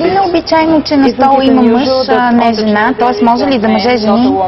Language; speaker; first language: Bulgarian; native; Bulgarian